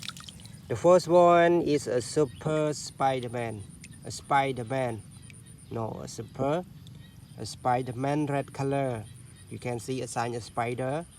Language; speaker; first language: English; non-native, learner; Indonesian